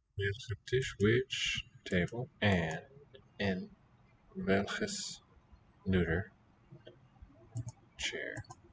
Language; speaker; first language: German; non-native, learner; English